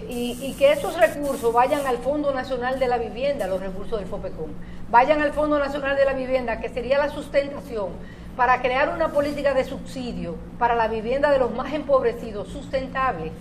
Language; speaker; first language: Spanish; native; Spanish